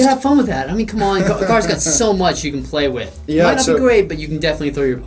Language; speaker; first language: English; native; English